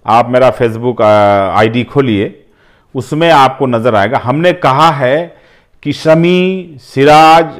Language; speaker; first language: Hindi; native; Hindi